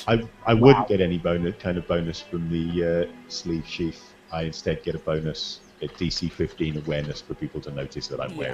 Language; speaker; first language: English; native; English